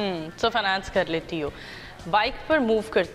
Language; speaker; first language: Hindi; native; Hindi